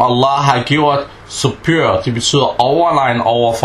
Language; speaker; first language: Danish; non-native, fluent; Arabic